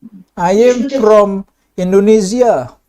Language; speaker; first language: English; non-native, learner; Indonesian